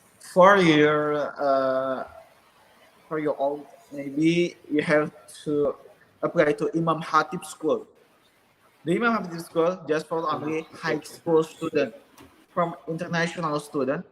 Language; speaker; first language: English; non-native, learner; Indonesian